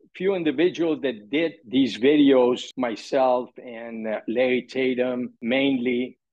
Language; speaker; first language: English; early bilingual, other home language; Persian